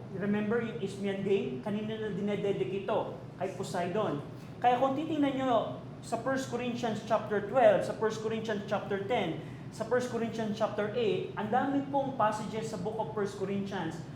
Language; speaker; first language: Filipino; native; Filipino